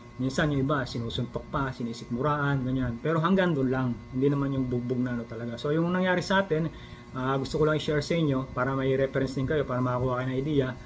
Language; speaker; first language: Filipino; native; Filipino